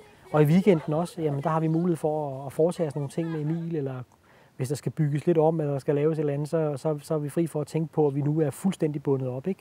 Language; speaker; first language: Danish; native; Danish